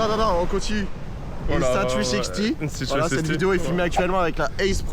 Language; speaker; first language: French; native; French